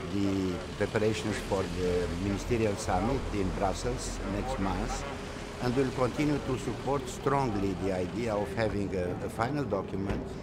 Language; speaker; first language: English; non-native, fluent; Romanian